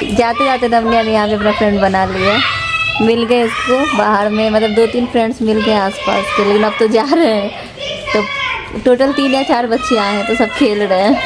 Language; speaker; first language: Hindi; native; Hindi